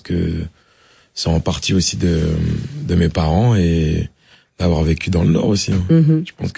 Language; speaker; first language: French; native; French